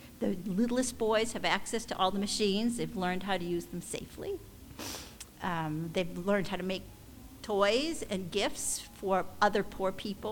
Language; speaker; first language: English; native; English